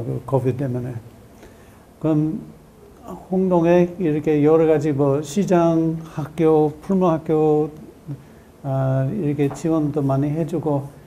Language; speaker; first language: Korean; non-native, learner; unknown